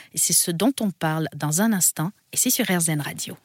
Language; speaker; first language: French; native; French